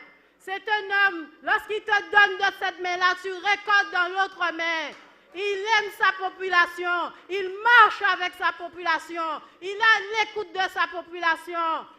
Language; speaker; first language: French; native; French